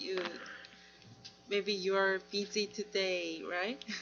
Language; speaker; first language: English; non-native, learner; Korean